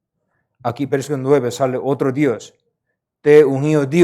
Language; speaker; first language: Spanish; non-native, learner; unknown